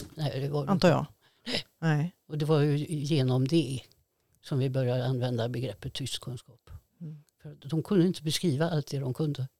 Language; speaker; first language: Swedish; native; Swedish